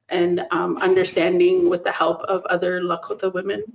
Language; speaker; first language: English; native; English